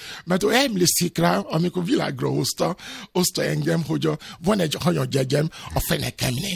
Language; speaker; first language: Hungarian; non-native, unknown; Yoruba